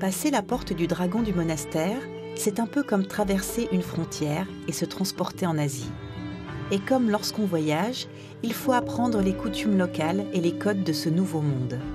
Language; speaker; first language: French; native; French